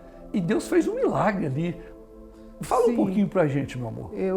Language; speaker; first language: Portuguese; native; Portuguese